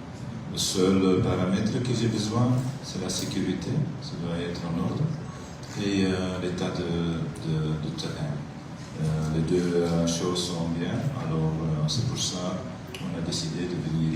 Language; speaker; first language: French; non-native, fluent; Dutch